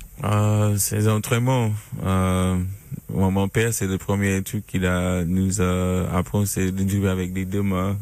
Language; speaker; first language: French; non-native, learner; English